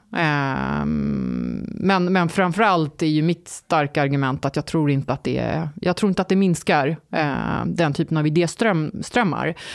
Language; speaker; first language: Swedish; early bilingual, other home language; Turkish